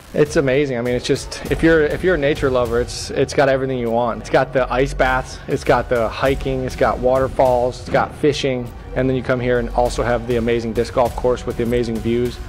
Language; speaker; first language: English; native; English